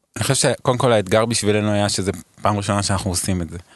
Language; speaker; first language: Hebrew; early bilingual, other home language; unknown